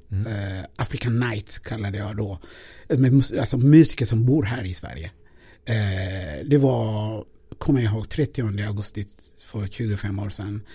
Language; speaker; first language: Swedish; non-native, fluent; Amharic